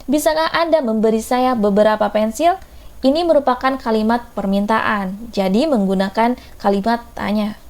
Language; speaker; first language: Indonesian; native; Indonesian